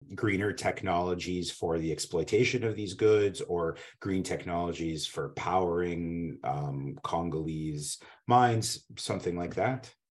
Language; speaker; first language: English; native; English